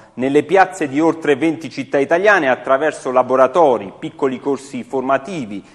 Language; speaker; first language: Italian; early bilingual, other home language; Spanish